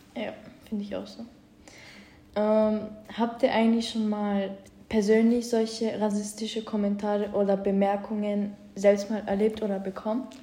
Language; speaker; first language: German; native; German